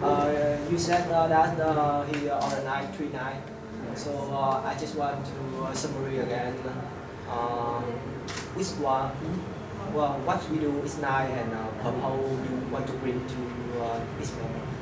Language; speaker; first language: English; non-native, learner; Vietnamese